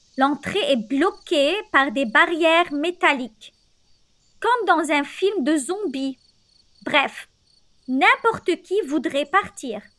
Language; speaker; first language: French; non-native, local second language; Arabic